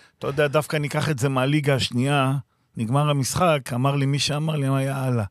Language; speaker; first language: Hebrew; native; Hebrew